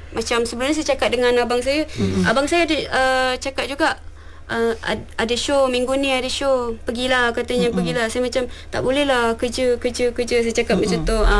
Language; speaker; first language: Malay; non-native, local second language; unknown